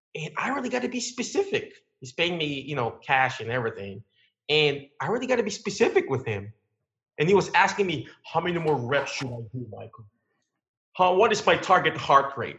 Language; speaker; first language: English; non-native, local second language; Filipino